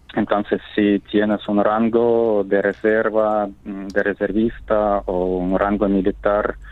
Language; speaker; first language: Spanish; non-native, fluent; Ukrainian